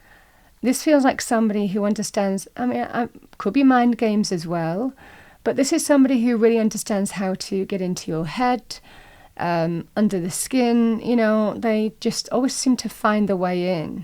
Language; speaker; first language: English; native; English